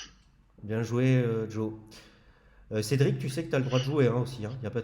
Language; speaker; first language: French; native; French